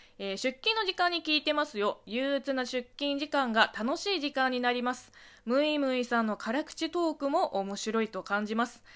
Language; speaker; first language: Japanese; non-native, fluent; Chinese